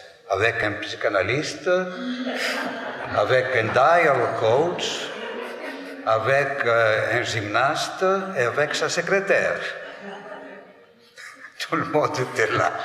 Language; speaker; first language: French; non-native, fluent; Greek